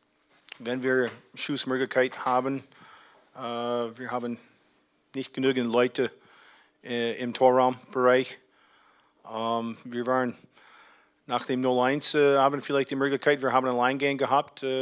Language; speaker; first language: German; non-native, fluent; English